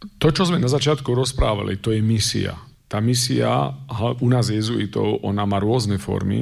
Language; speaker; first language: Slovak; native; Slovak